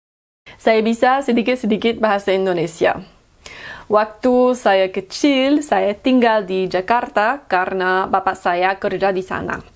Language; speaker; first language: Indonesian; non-native, fluent; English